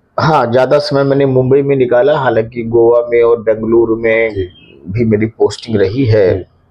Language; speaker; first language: Hindi; native; Hindi